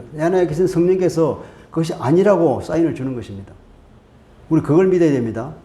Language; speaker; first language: Korean; native; Korean